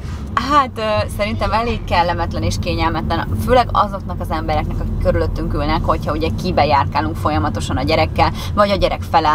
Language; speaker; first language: Hungarian; native; Hungarian